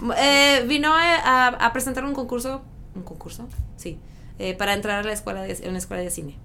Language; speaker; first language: Spanish; non-native, fluent; French